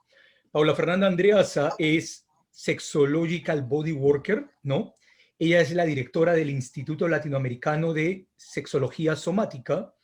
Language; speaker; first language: Spanish; native; Spanish